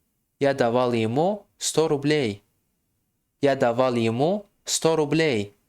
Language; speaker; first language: Russian; non-native, fluent; Tajik